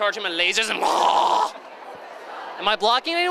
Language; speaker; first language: English; native; English